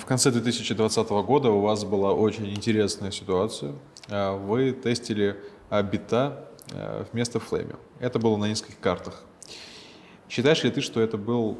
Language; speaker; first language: Russian; native; Russian